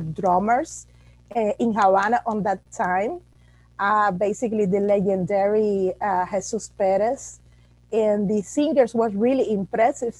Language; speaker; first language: English; non-native, fluent; Spanish